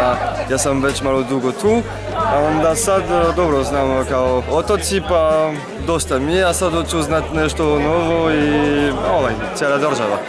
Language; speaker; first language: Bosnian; non-native, fluent; French